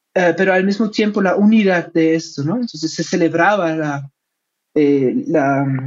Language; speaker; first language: Spanish; non-native, fluent; German